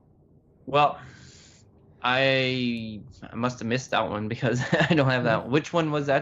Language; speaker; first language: English; native; English